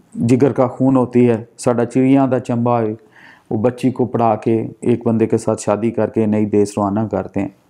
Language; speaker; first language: Urdu; non-native, local second language; Punjabi